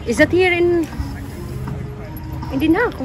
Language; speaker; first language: Dutch; non-native, learner; Filipino